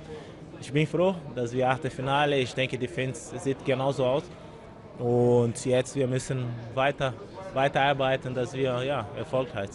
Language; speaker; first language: German; non-native, learner; Portuguese